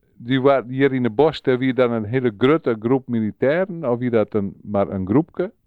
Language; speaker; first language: Dutch; non-native, local second language; Western Frisian